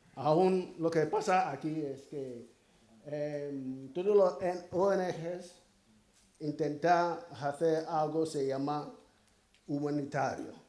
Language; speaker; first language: Spanish; non-native, fluent; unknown